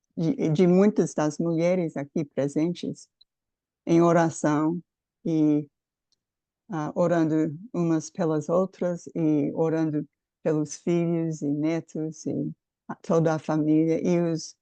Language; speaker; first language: Portuguese; non-native, fluent; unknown